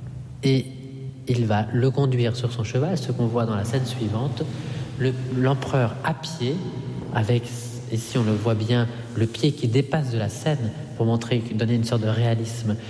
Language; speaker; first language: French; non-native, fluent; Italian